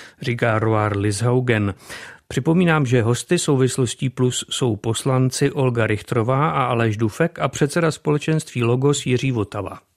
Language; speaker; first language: Czech; native; Czech